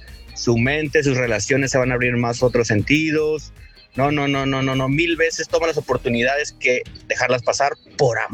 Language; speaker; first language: Spanish; native; Spanish